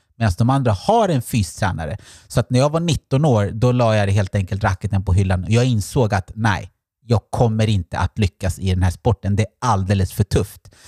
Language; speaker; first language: Swedish; early bilingual, other home language; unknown